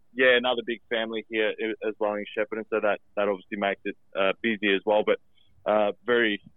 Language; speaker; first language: English; early bilingual, other home language; Albanian